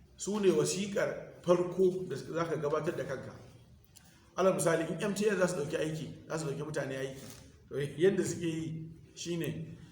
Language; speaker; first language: Hausa; native; Hausa